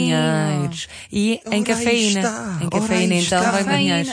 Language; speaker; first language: Portuguese; native; Portuguese